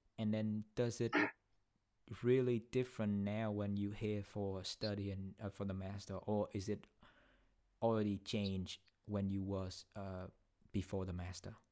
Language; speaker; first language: English; non-native, fluent; Vietnamese